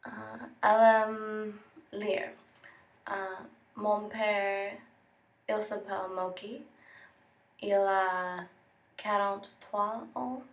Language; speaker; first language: French; non-native, learner; English